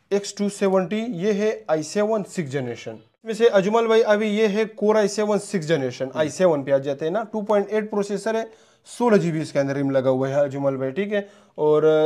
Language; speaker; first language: Urdu; non-native, local second language; Punjabi